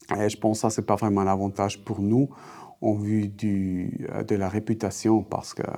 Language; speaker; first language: French; non-native, fluent; German